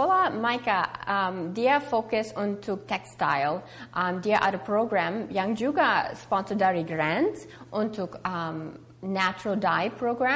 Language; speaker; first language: Indonesian; early bilingual, heritage; English